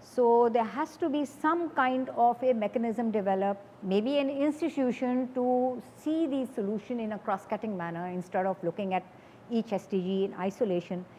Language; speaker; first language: English; non-native, local second language; Urdu